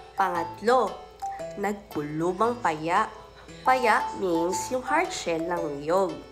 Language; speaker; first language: Filipino; non-native, local second language; Hiligaynon